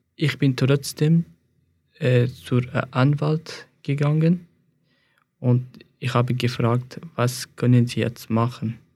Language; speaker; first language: German; non-native, fluent; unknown